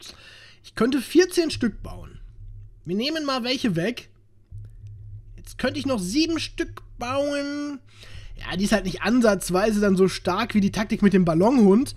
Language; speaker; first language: German; native; German